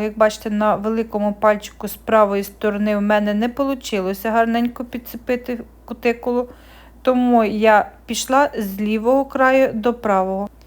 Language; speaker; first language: Ukrainian; native; Ukrainian